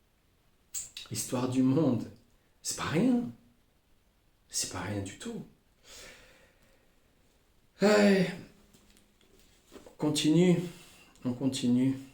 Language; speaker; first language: French; native; French